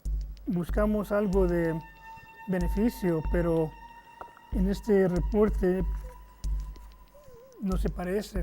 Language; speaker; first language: Spanish; non-native, fluent; English